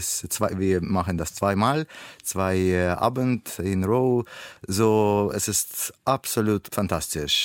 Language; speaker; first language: German; non-native, learner; Russian